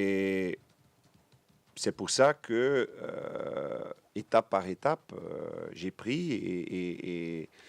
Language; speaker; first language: French; non-native, local second language; Dutch